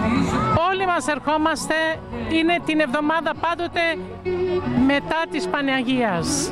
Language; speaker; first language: Greek; early bilingual, heritage; Greek